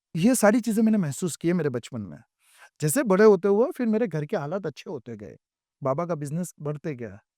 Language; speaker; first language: Hindi; non-native, local second language; Gujarati